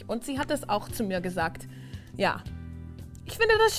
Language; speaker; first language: German; non-native, fluent; English